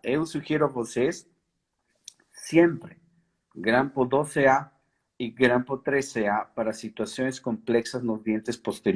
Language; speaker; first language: Portuguese; non-native, fluent; Spanish